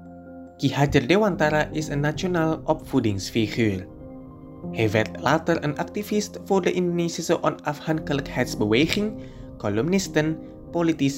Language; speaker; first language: Dutch; non-native, fluent; Indonesian